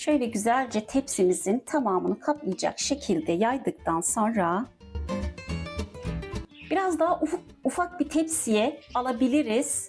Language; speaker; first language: Turkish; native; Turkish